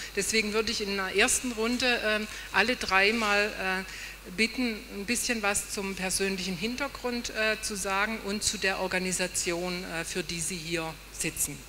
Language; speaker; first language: German; native; German